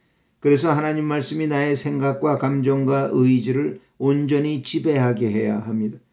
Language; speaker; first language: Korean; native; Korean